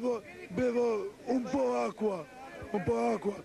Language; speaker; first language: Italian; non-native, learner; Albanian